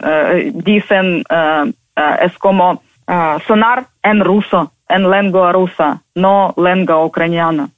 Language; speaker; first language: Spanish; non-native, fluent; Ukrainian